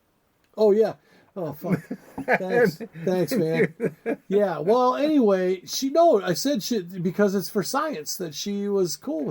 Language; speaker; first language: English; native; English